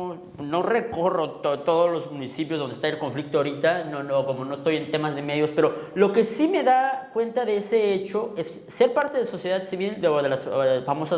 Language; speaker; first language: Spanish; native; Spanish